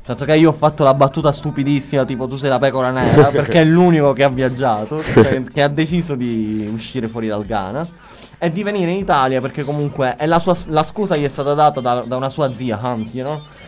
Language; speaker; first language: Italian; native; Italian